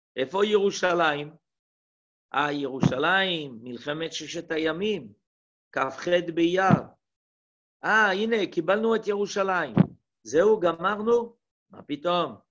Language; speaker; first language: Hebrew; non-native, fluent; French